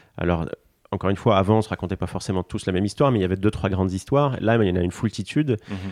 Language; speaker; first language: French; non-native, local second language; Arabic